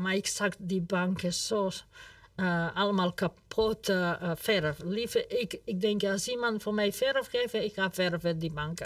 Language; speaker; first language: Dutch; non-native, learner; Serbian